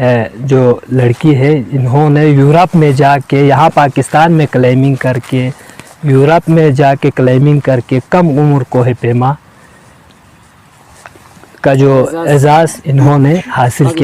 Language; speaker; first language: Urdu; non-native, local second language; Balti